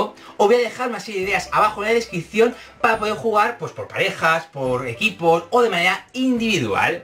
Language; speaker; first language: Spanish; native; Spanish